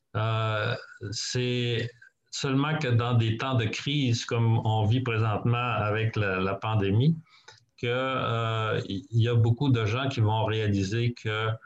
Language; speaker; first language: French; native; French